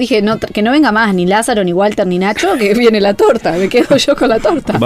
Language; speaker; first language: Spanish; native; Spanish